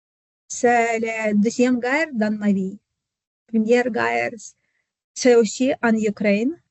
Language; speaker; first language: French; non-native, learner; Ukrainian